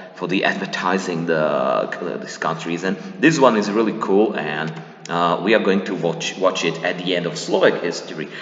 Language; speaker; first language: English; non-native, fluent; Slovak